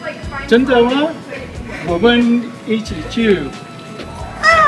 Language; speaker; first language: Chinese; non-native, learner; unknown